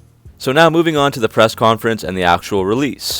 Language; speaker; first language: English; native; English